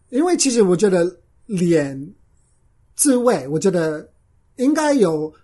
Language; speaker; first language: Chinese; non-native, fluent; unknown